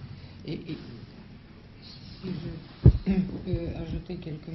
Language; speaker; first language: French; non-native, learner; Russian